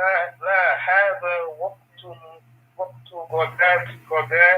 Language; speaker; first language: Arabic; non-native, learner; English